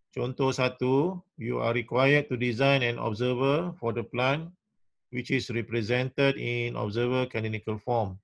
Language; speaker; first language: English; non-native, local second language; Malay